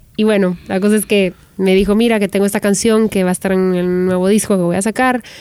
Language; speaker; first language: Spanish; native; Spanish